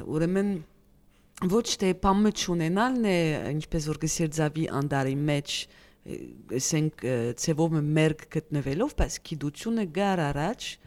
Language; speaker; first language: Armenian; early bilingual, heritage; Armenian